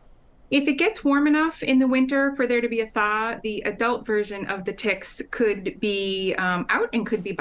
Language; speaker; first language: English; native; English